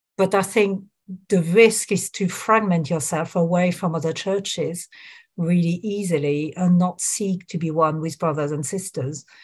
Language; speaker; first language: English; non-native, fluent; French